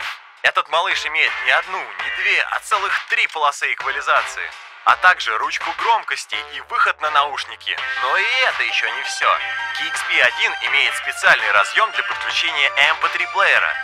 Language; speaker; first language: Russian; native; Russian